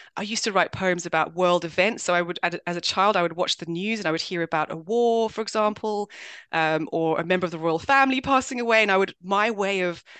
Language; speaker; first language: English; native; English